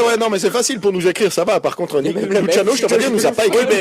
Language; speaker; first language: French; native; French